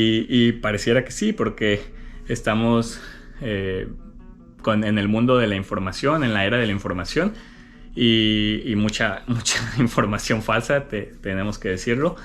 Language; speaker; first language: Spanish; native; Spanish